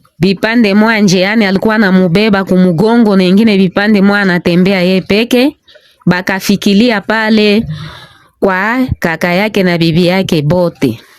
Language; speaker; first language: Swahili; non-native, local second language; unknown